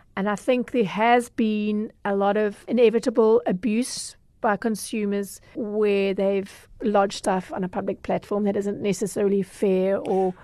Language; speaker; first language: English; native; English